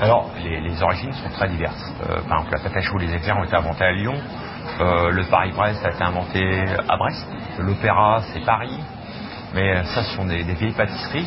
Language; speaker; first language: French; native; French